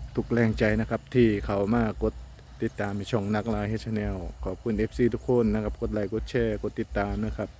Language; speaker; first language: Thai; non-native, local second language; Northeastern Thai